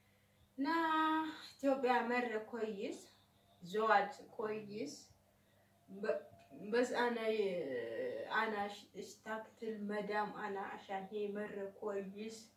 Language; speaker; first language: Arabic; non-native, learner; Oromo